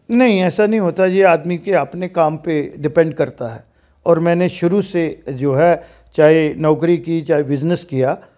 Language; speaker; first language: Hindi; non-native, local second language; Dogri